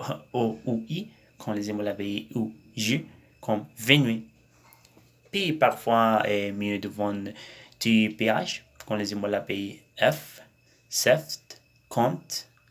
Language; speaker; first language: French; non-native, learner; Spanish